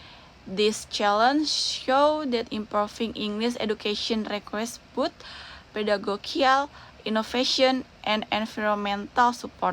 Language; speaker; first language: English; non-native, learner; Indonesian